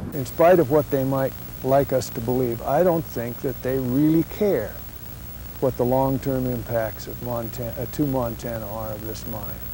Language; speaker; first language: English; native; English